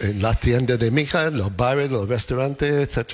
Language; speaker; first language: Spanish; non-native, learner; English